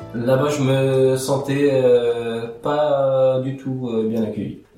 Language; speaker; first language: French; early bilingual, other home language; Aramaic